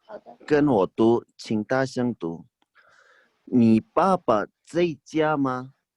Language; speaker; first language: Chinese; non-native, fluent; Urdu